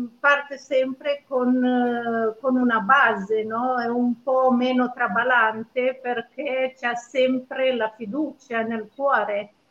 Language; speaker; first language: Italian; non-native, fluent; Romanian